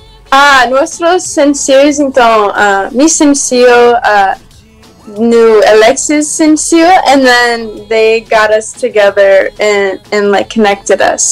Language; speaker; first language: English; native; English